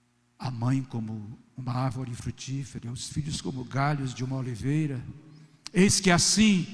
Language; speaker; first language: Portuguese; native; Portuguese